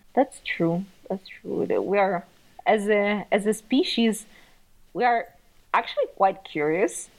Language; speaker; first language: English; non-native, fluent; Italian